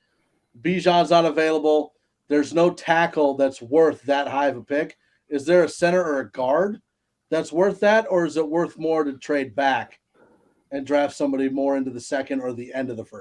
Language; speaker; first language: English; native; English